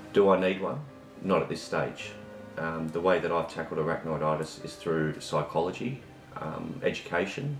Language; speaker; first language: English; native; English